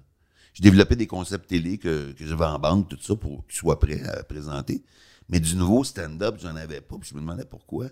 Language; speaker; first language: French; native; French